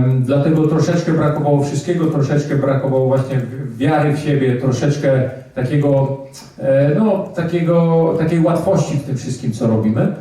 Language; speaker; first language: Polish; early bilingual, heritage; Polish